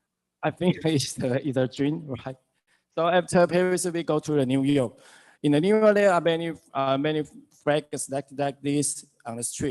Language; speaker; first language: English; non-native, learner; Chinese